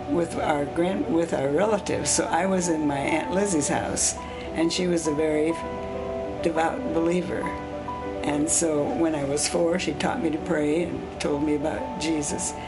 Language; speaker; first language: English; early bilingual, other home language; Swiss German